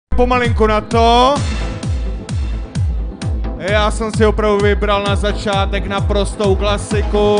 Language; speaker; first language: Czech; native; Czech